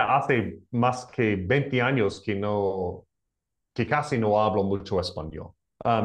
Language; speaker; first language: Spanish; non-native, learner; English